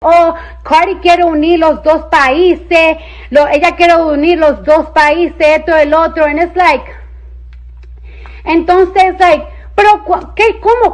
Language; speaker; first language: Spanish; early bilingual, heritage; Spanish